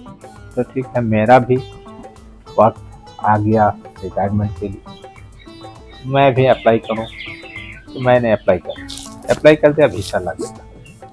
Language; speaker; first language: Hindi; early bilingual, heritage; Hindi